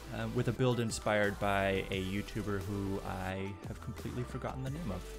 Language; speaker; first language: English; native; English